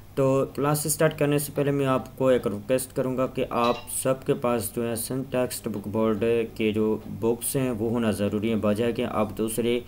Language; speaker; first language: Urdu; non-native, local second language; Sindhi